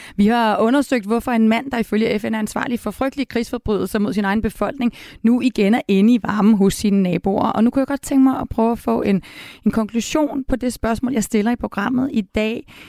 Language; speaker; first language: Danish; native; Danish